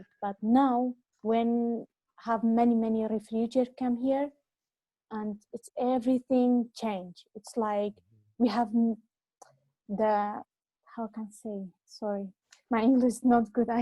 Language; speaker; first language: English; non-native, learner; Arabic